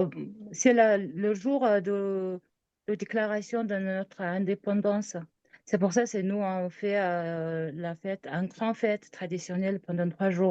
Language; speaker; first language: French; non-native, learner; Mongolian